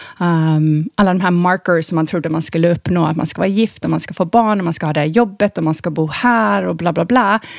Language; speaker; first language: Swedish; early bilingual, heritage; Swedish